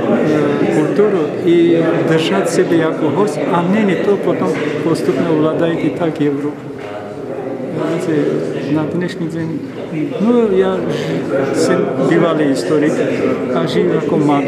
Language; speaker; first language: Czech; non-native, learner; Armenian